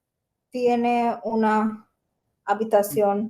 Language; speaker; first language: Spanish; non-native, learner; Bangla